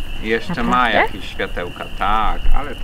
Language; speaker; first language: Polish; native; Polish